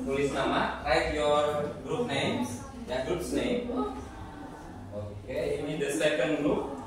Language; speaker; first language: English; non-native, fluent; Indonesian